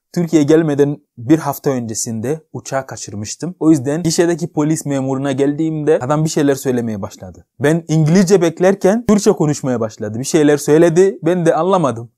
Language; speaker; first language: Turkish; non-native, fluent; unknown